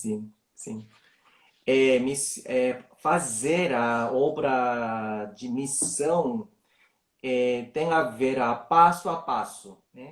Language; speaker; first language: Portuguese; non-native, learner; Korean